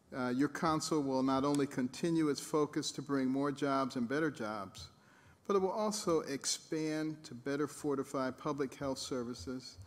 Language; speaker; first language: English; native; English